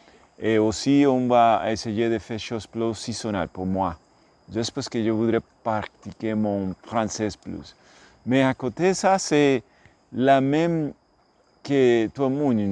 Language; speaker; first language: French; non-native, learner; English